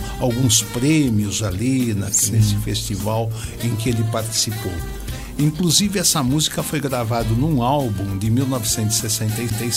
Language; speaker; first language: Portuguese; native; Portuguese